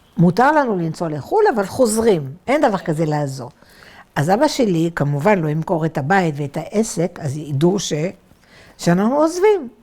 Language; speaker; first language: Hebrew; non-native, fluent; French